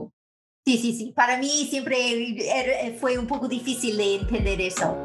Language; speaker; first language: Spanish; non-native, fluent; English